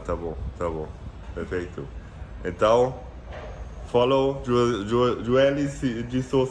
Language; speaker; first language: Portuguese; non-native, learner; German